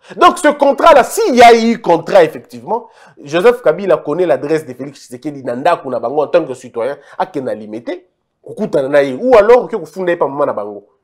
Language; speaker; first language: French; non-native, local second language; Lingala